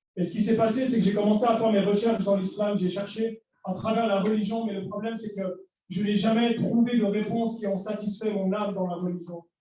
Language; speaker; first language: French; early bilingual, other home language; Arabic